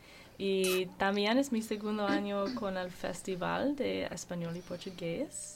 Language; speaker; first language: Spanish; non-native, learner; English